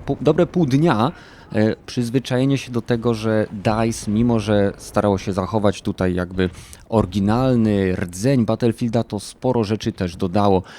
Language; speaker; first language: Polish; native; Polish